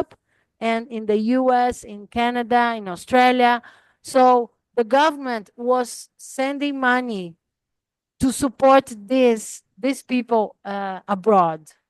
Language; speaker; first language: English; non-native, fluent; Portuguese